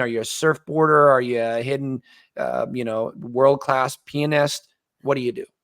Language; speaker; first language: English; native; English